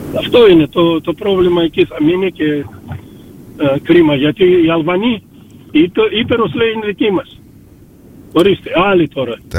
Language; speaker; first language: Greek; early bilingual, heritage; Greek